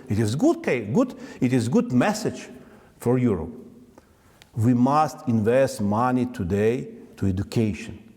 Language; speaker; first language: English; non-native, learner; Ukrainian